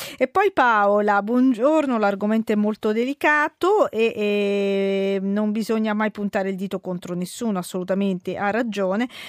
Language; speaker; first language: Italian; native; Italian